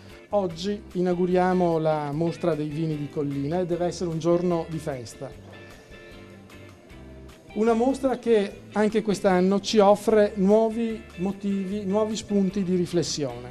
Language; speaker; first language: Italian; native; Italian